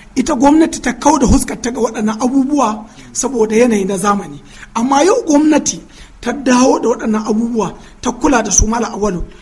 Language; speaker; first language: Hausa; non-native, local second language; Fula